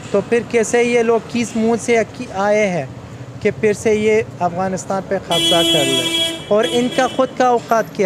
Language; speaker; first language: Hindi; non-native, learner; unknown